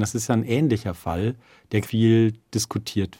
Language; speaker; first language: German; native; German